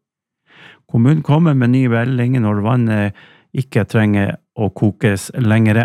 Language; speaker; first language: Norwegian; native; Norwegian